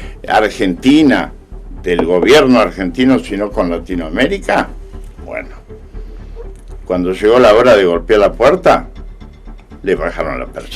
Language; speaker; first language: Spanish; native; Spanish